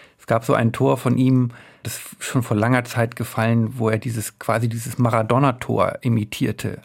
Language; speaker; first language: German; native; German